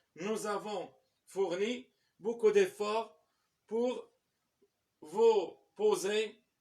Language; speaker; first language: French; non-native, local second language; Arabic